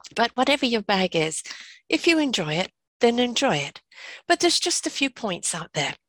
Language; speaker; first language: English; native; English